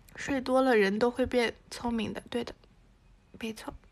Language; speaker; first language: Chinese; native; Chinese